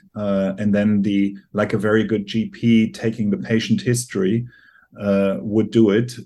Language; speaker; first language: English; non-native, fluent; German